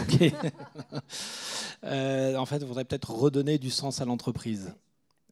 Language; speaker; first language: French; native; French